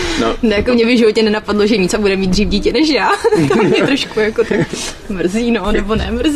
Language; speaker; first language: Czech; native; Czech